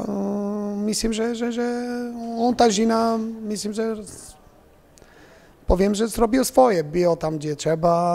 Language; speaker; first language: Polish; non-native, fluent; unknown